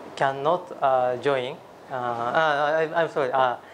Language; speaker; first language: English; non-native, learner; Japanese